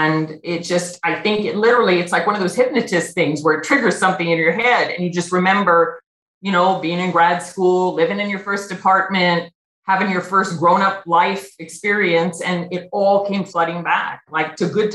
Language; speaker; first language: English; native; English